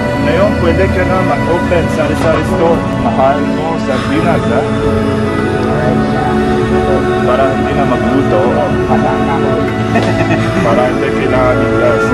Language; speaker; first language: Filipino; non-native, learner; Arabic